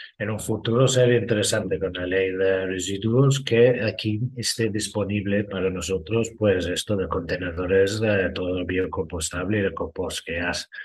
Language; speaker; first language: Spanish; non-native, fluent; English